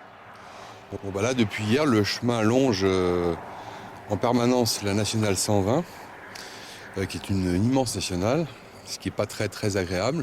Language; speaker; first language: French; native; French